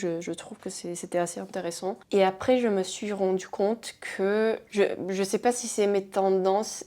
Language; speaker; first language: French; non-native, fluent; Spanish